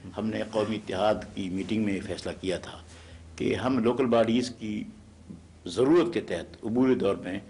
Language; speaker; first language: Urdu; non-native, local second language; Pashto